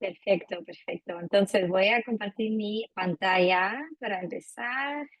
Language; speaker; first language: Spanish; non-native, fluent; French